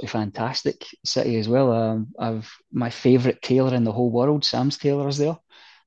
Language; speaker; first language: English; native; English